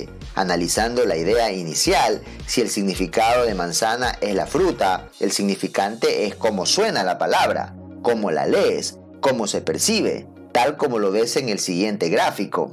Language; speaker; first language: Spanish; native; Spanish